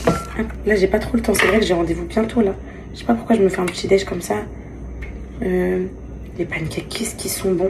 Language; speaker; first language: French; native; French